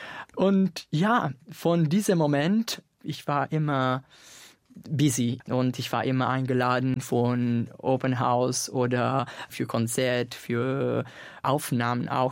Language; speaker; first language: German; non-native, fluent; Italian